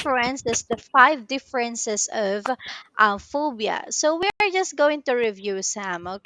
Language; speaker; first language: English; non-native, local second language; Filipino